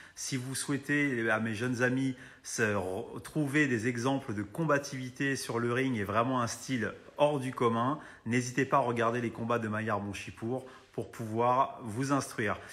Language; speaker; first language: French; native; French